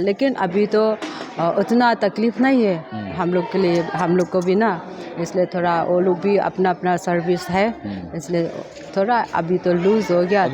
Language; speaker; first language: Hindi; non-native, local second language; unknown